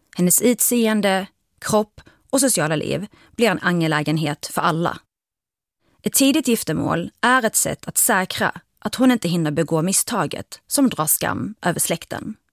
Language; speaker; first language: Swedish; early bilingual, other home language; Arabic